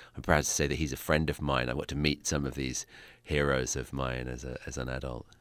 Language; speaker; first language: English; native; English